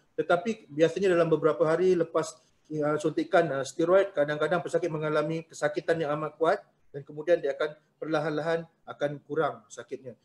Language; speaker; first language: Malay; native; Malay